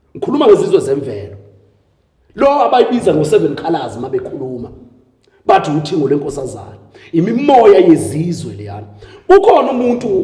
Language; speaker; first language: Zulu; native; Zulu